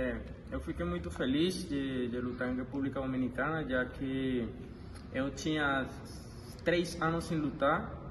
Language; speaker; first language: Portuguese; non-native, fluent; Spanish